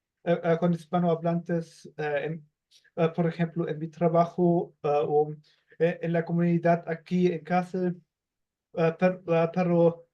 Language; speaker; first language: Spanish; non-native, learner; German